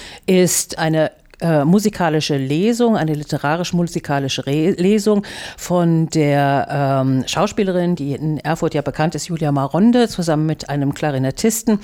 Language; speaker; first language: German; native; German